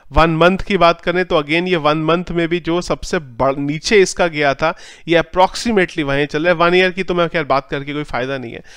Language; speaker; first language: Hindi; native; Hindi